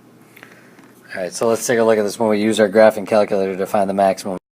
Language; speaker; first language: English; native; English